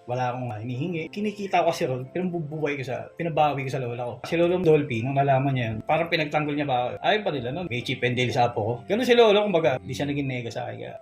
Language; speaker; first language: Filipino; native; Filipino